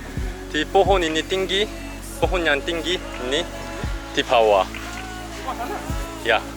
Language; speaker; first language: Indonesian; non-native, learner; Korean